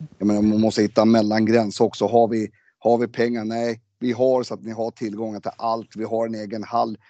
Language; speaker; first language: Swedish; native; Swedish